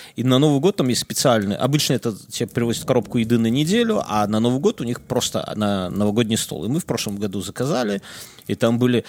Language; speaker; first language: Russian; native; Russian